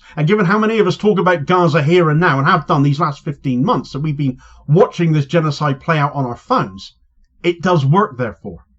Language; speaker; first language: English; native; English